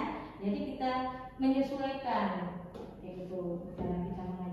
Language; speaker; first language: Indonesian; native; Indonesian